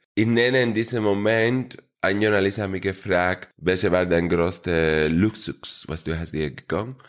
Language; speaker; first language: German; non-native, fluent; Spanish